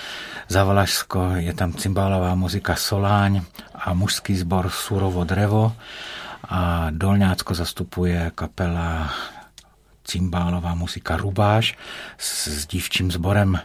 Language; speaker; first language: Czech; native; Czech